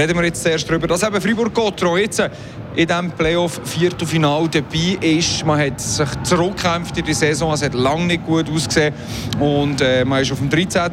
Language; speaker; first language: German; native; German